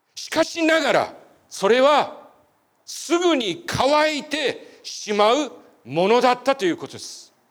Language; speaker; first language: Japanese; native; Japanese